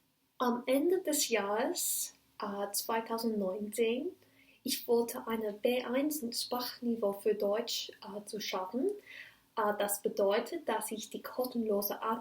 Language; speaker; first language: German; non-native, learner; English